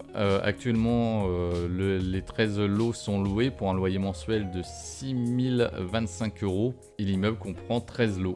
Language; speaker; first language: French; native; French